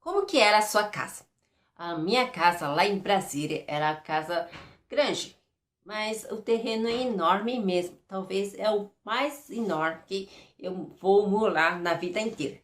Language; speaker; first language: Portuguese; early bilingual, other home language; Japanese